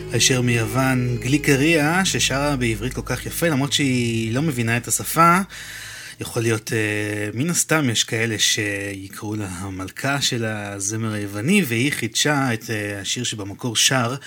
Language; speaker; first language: Hebrew; native; Hebrew